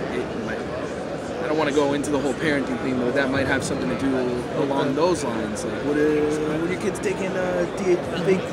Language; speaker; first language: English; native; English